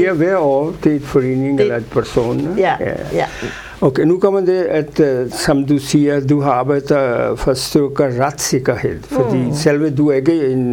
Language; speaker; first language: Danish; non-native, fluent; Urdu